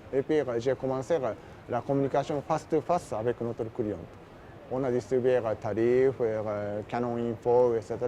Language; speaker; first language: French; non-native, learner; Japanese